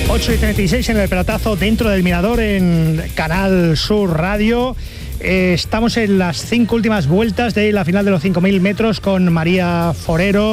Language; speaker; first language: Spanish; native; Spanish